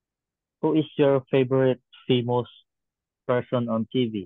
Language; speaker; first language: English; non-native, learner; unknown